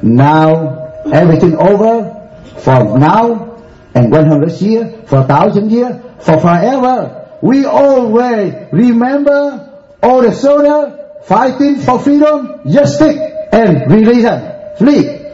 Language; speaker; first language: English; non-native, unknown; Vietnamese